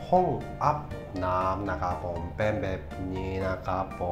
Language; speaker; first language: Thai; non-native, learner; Japanese